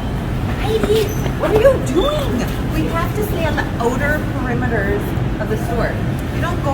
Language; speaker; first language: English; native; English